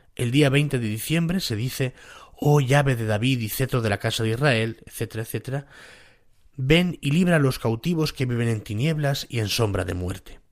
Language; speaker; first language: Spanish; native; Spanish